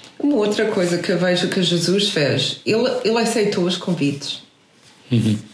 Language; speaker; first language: Portuguese; non-native, fluent; English